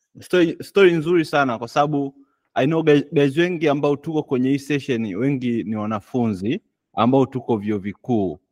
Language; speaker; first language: Swahili; native; Swahili